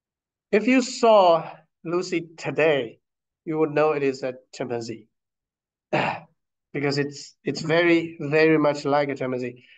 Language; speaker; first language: English; non-native, fluent; Chinese